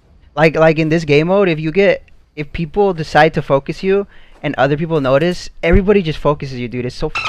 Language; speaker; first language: English; native; English